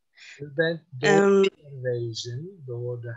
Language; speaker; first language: Dutch; non-native, fluent; Turkish